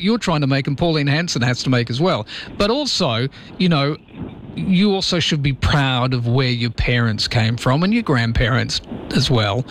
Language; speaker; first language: English; native; English